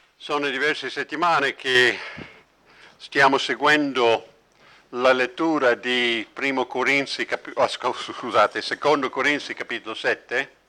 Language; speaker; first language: Italian; non-native, fluent; English